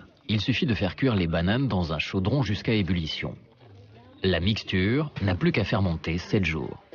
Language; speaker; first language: French; native; French